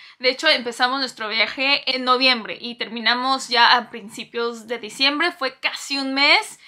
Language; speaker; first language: Spanish; non-native, fluent; Korean